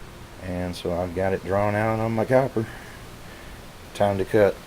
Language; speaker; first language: English; native; English